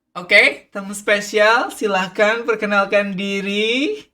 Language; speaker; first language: Indonesian; native; Indonesian